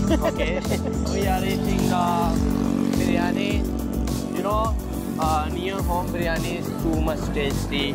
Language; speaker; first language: English; non-native, learner; Urdu